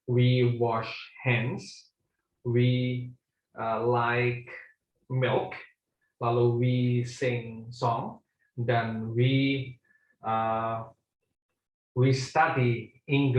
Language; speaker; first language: English; non-native, fluent; Indonesian